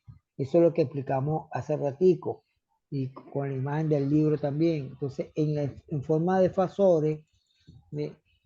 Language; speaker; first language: Spanish; native; Spanish